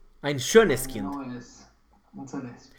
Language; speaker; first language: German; non-native, fluent; Romanian